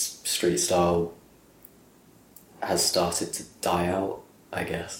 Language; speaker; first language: English; native; English